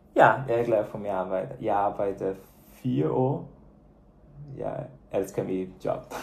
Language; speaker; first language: Danish; non-native, learner; Portuguese